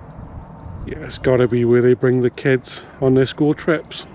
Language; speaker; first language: English; native; English